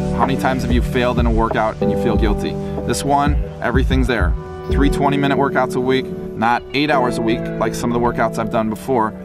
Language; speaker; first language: English; native; English